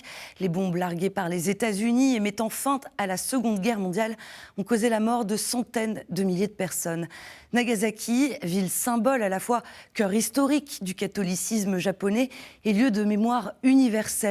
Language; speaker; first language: French; native; French